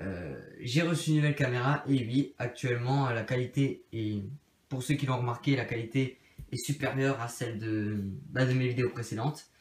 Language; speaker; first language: French; native; French